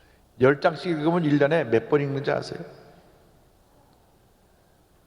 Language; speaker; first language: Korean; native; Korean